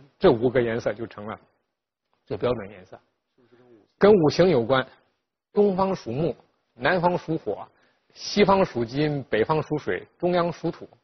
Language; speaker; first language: Chinese; native; Chinese